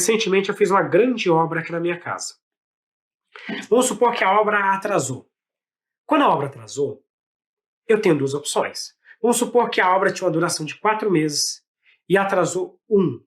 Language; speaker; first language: Portuguese; native; Portuguese